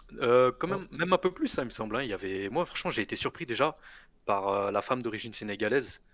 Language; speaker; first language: French; native; French